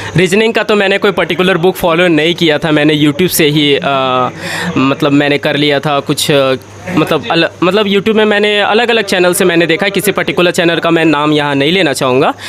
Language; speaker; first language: Hindi; native; Hindi